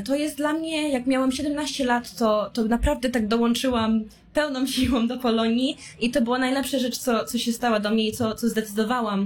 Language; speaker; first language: Polish; early bilingual, heritage; Polish